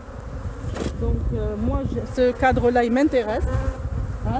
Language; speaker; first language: French; non-native, local second language; Arabic